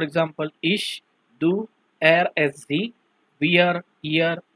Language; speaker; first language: German; non-native, learner; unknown